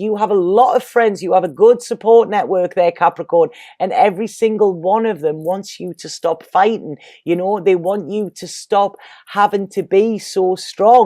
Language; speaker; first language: English; native; English